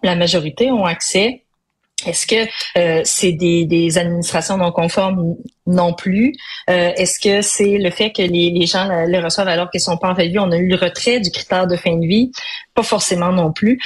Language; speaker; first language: French; native; French